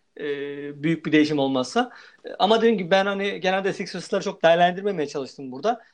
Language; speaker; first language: Turkish; native; Turkish